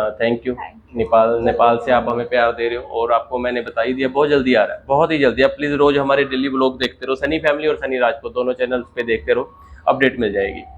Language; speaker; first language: Hindi; native; Hindi